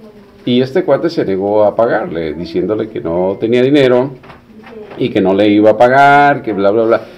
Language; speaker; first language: Spanish; native; Spanish